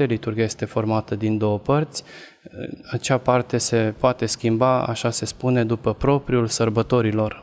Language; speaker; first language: Romanian; non-native, local second language; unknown